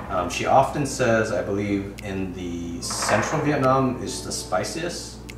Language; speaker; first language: English; early bilingual, other home language; Vietnamese